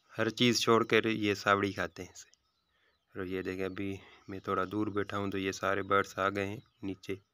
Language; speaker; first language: Urdu; non-native, local second language; Sindhi